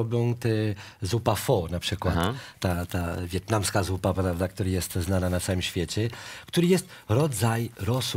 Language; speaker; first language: Polish; non-native, fluent; French